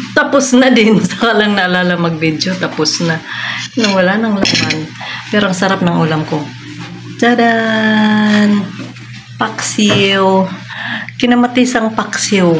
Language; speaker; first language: Filipino; non-native, local second language; Cebuano